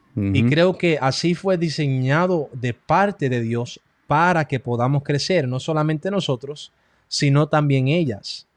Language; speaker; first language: Spanish; early bilingual, heritage; Spanish